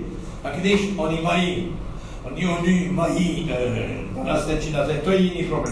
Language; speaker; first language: Czech; non-native, learner; French